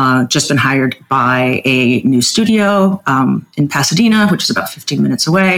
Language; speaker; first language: English; native; English